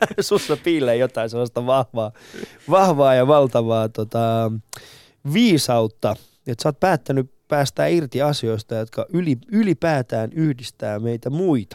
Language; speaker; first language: Finnish; early bilingual, other home language; Persian